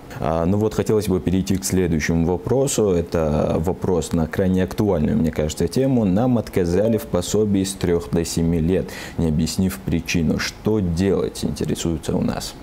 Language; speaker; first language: Russian; native; Russian